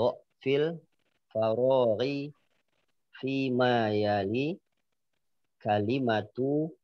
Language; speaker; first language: Arabic; non-native, learner; Indonesian